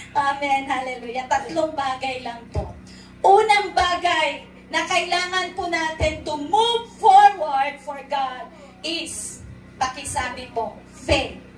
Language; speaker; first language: Filipino; non-native, local second language; Cebuano